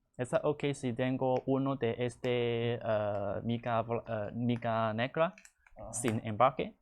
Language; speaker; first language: Spanish; non-native, learner; Chinese